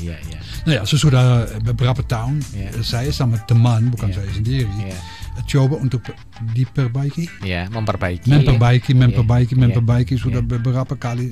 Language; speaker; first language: Indonesian; non-native, fluent; Dutch